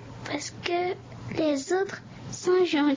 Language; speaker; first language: French; non-native, local second language; Sango